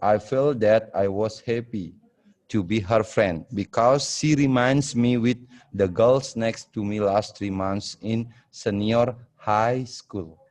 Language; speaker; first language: English; non-native, fluent; Indonesian